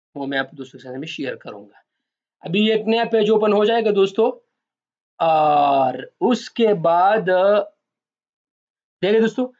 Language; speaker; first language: Urdu; non-native, local second language; Pashto